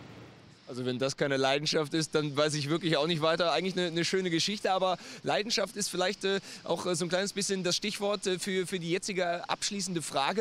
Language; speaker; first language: German; native; German